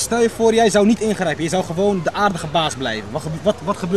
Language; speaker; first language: Dutch; early bilingual, other home language; Arabic